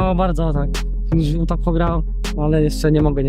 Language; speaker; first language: Polish; non-native, learner; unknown